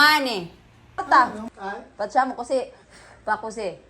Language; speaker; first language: Italian; non-native, learner; Filipino